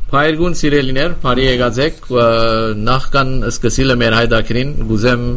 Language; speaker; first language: Armenian; native; Armenian